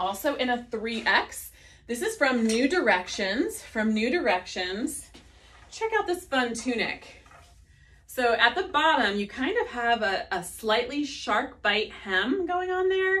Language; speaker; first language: English; native; English